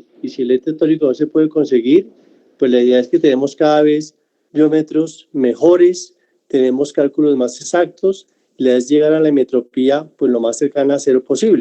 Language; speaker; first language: Spanish; native; Spanish